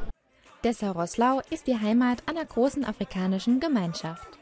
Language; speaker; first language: German; native; German